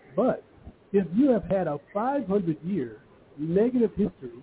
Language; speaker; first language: English; early bilingual, other home language; Yoruba